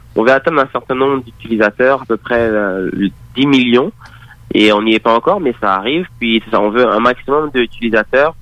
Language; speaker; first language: French; native; French